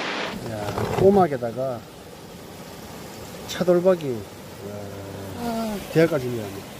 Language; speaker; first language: Korean; native; Korean